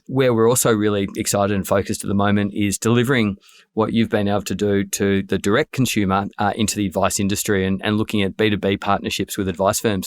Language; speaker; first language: English; native; English